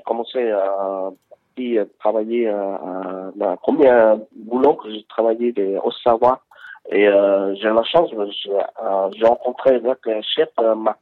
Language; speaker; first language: French; non-native, learner; Vietnamese